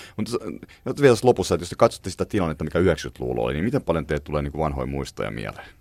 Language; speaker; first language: Finnish; native; Finnish